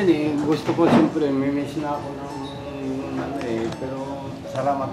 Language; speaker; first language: Filipino; non-native, learner; Japanese